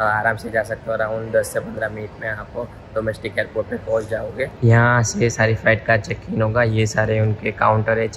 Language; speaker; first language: Hindi; non-native, local second language; Gujarati